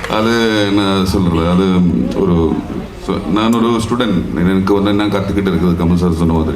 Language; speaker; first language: Tamil; non-native, learner; Malayalam